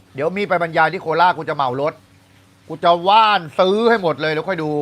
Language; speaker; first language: Thai; native; Thai